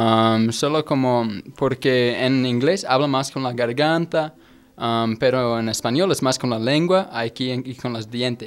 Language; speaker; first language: Spanish; non-native, fluent; English